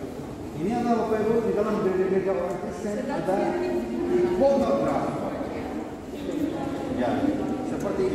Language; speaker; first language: Indonesian; non-native, fluent; Turkish